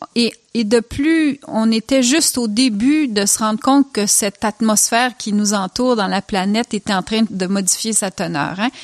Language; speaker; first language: French; native; French